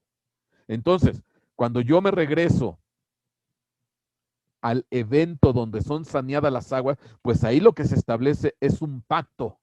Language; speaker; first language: Spanish; native; Spanish